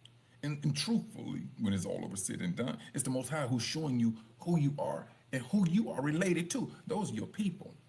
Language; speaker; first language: English; native; English